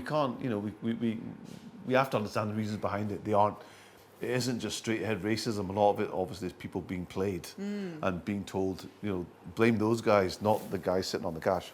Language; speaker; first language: English; early bilingual, other home language; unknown